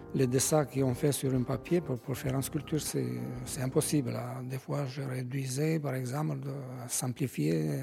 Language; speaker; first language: French; non-native, learner; Albanian